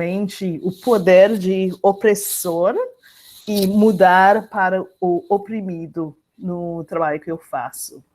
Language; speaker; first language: Portuguese; non-native, fluent; English